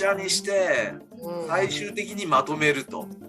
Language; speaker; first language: Japanese; native; Japanese